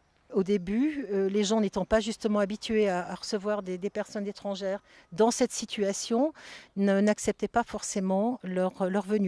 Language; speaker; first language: French; native; French